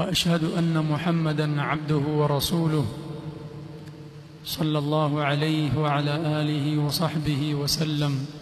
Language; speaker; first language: Arabic; non-native, fluent; Swahili